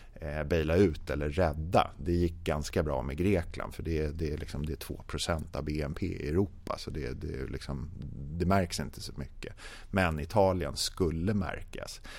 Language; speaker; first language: Swedish; native; Swedish